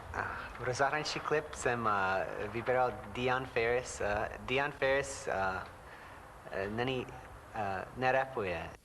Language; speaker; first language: Czech; non-native, fluent; English